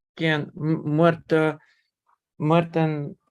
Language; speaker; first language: Spanish; non-native, learner; Russian